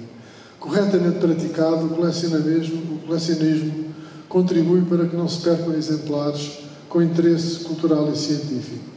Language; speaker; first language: Portuguese; native; Portuguese